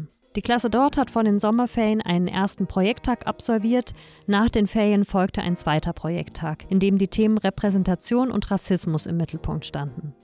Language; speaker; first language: German; native; German